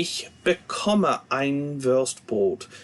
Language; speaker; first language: German; non-native, fluent; English